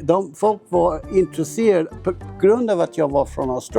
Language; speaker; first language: Swedish; non-native, fluent; English